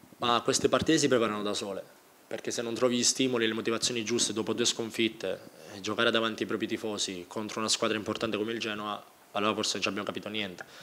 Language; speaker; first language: Italian; native; Italian